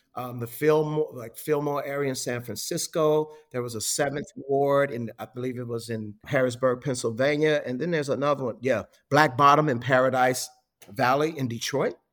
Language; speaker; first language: English; native; English